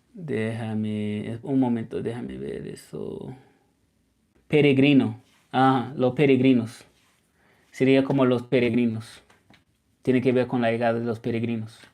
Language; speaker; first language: Spanish; non-native, fluent; English